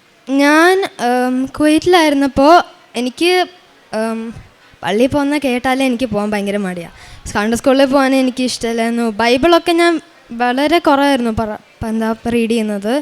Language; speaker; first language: Malayalam; early bilingual, heritage; Malayalam